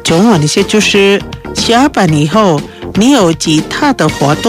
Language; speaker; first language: Chinese; non-native, local second language; Indonesian